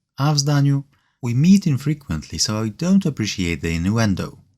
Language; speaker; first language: English; non-native, fluent; Polish